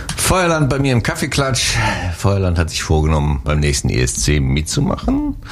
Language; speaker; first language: German; native; German